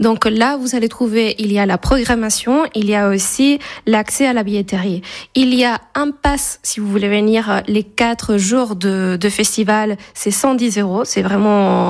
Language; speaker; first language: French; non-native, fluent; Spanish